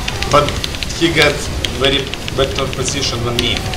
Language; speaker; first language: English; non-native, learner; Russian